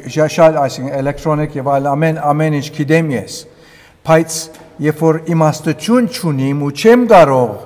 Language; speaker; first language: Armenian; early bilingual, heritage; Armenian